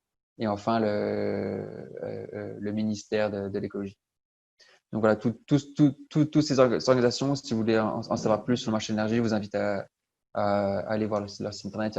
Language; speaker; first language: French; native; French